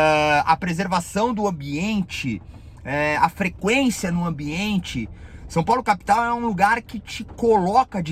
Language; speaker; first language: Portuguese; native; Portuguese